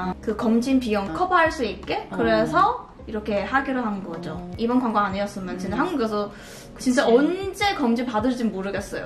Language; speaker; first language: Korean; non-native, fluent; Cantonese